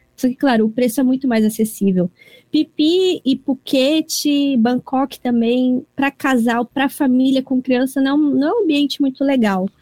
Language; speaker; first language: Portuguese; early bilingual, heritage; Portuguese